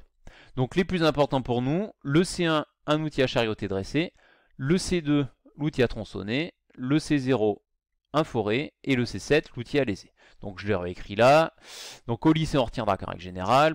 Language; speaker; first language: French; native; French